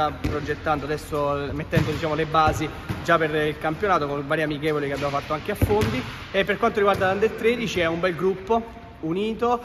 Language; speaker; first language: Italian; native; Italian